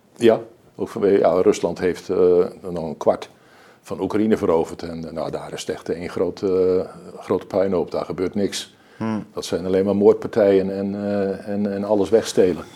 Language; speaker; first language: Dutch; native; Dutch